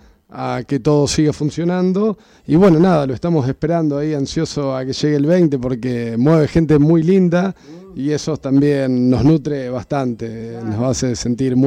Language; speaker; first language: Spanish; native; Spanish